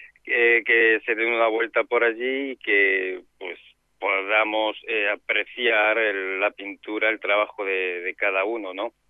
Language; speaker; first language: Spanish; native; Spanish